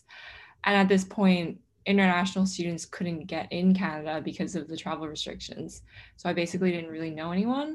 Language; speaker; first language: English; non-native, local second language; Cantonese